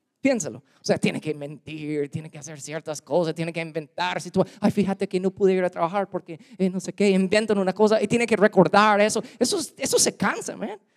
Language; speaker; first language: Spanish; non-native, fluent; English